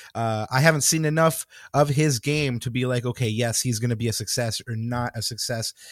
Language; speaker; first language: English; early bilingual, other home language; Spanish